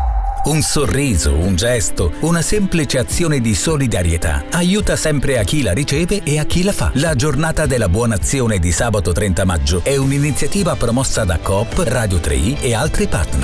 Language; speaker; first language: Italian; native; Italian